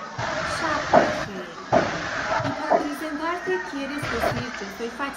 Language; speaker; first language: Spanish; non-native, fluent; Persian